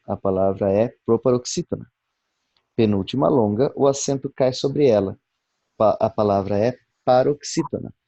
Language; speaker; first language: Portuguese; native; Portuguese